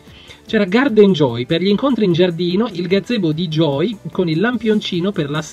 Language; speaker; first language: Italian; native; Italian